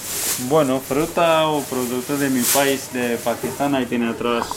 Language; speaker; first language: Spanish; non-native, learner; Urdu